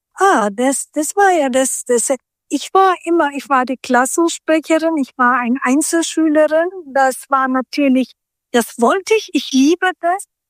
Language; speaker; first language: German; early bilingual, other home language; Turkish